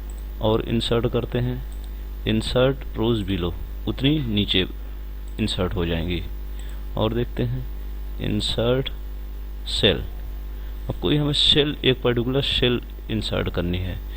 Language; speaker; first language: Hindi; native; Hindi